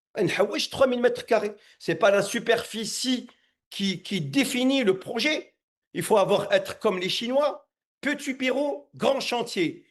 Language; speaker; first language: French; non-native, local second language; Arabic